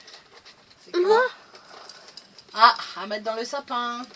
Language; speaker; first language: French; native; French